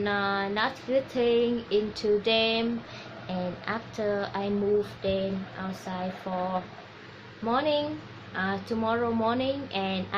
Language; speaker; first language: English; non-native, learner; Vietnamese